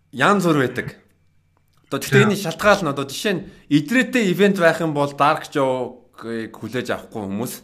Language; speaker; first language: Mongolian; early bilingual, heritage; Mongolian